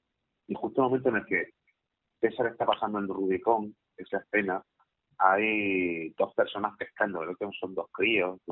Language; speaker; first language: Spanish; native; Spanish